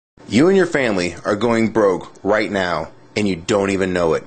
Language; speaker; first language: English; native; English